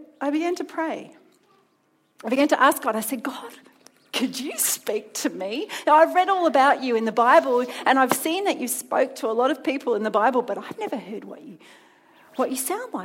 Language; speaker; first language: English; native; English